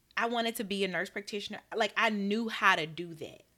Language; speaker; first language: English; native; English